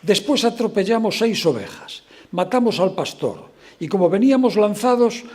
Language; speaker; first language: Spanish; non-native, local second language; Galician